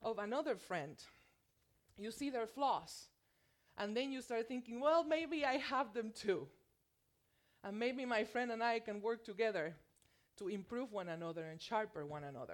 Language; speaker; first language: English; non-native, fluent; Spanish